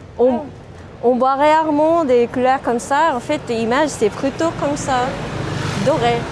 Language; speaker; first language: French; non-native, fluent; Japanese